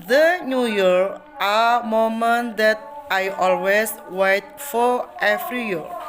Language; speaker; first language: English; non-native, learner; Indonesian